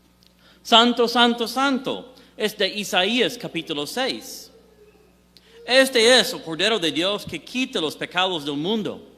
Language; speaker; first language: Spanish; non-native, fluent; English